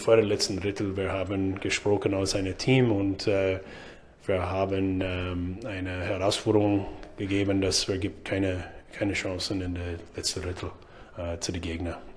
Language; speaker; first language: German; non-native, learner; English